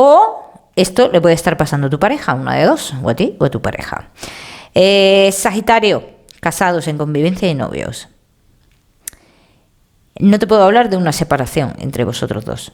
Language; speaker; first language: Spanish; native; Spanish